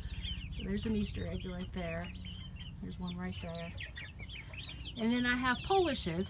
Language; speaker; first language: English; native; English